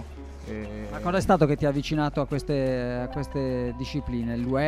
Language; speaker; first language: Italian; native; Italian